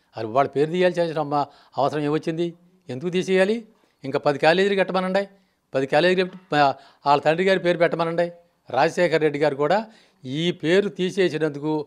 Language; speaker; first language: Telugu; native; Telugu